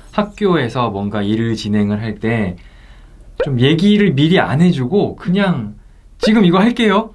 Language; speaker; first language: Korean; native; Korean